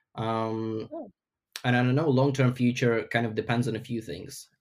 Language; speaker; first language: English; non-native, fluent; Ukrainian